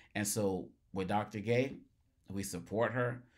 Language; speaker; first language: English; native; English